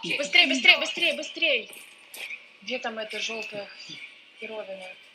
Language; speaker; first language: Russian; native; Russian